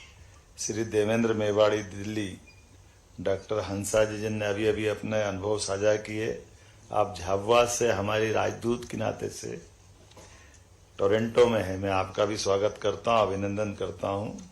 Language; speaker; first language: Hindi; native; Hindi